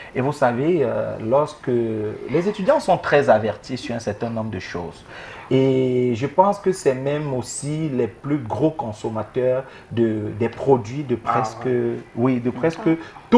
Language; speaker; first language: French; native; French